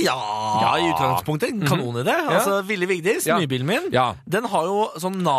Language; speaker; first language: Norwegian; native; Norwegian